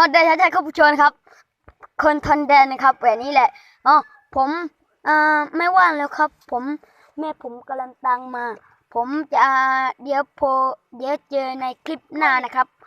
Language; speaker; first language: Thai; native; Thai